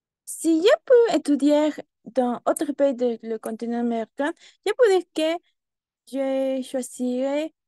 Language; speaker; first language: French; non-native, learner; Spanish